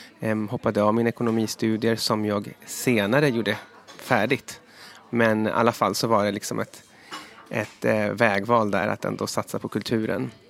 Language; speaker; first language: Swedish; early bilingual, other home language; Spanish